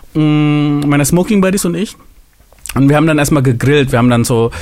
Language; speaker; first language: German; non-native, fluent; Indonesian